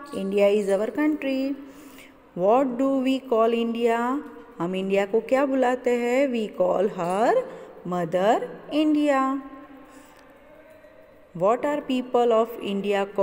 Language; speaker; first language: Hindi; non-native, local second language; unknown